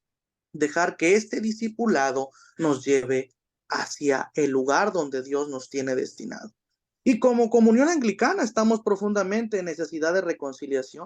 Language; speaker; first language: Spanish; native; Spanish